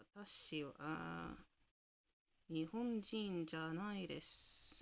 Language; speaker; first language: Japanese; non-native, learner; English